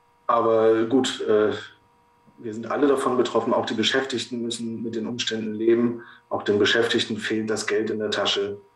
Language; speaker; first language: German; native; German